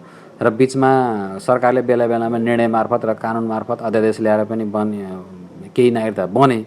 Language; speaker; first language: Nepali; native; Nepali